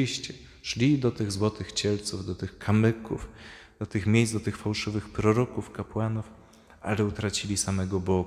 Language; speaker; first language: Polish; native; Polish